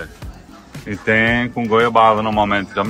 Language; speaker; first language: Portuguese; non-native, learner; Dutch